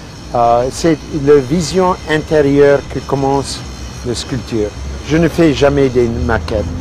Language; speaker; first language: French; non-native, fluent; English